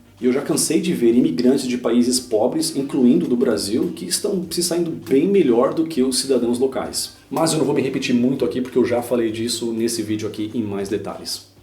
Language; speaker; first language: Portuguese; native; Portuguese